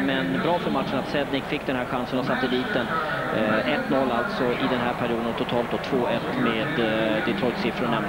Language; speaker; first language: Swedish; native; Swedish